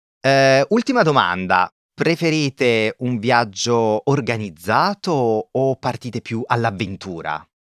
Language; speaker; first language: Italian; native; Italian